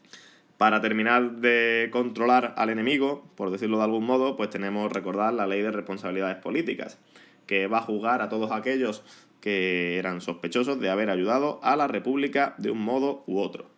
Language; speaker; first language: Spanish; native; Spanish